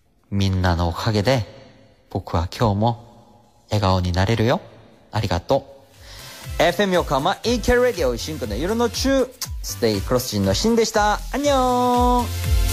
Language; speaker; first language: Japanese; non-native, fluent; Korean